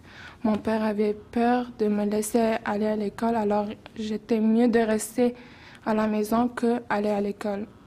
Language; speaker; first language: French; non-native, learner; Persian